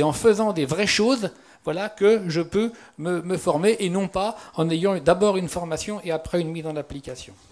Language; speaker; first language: French; native; French